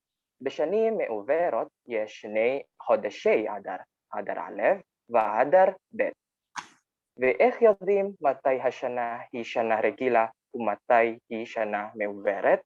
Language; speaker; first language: Hebrew; non-native, learner; Indonesian